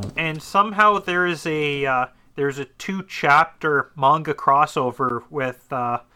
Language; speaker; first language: English; native; English